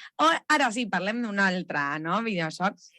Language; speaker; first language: Catalan; non-native, local second language; Spanish